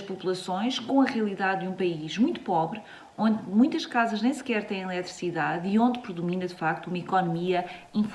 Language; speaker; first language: Portuguese; native; Portuguese